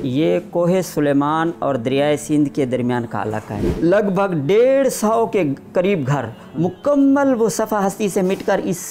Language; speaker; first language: Urdu; non-native, local second language; Saraiki